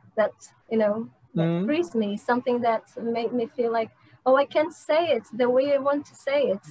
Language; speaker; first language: English; non-native, fluent; Portuguese